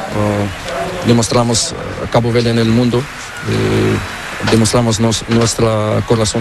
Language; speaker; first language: Spanish; non-native, learner; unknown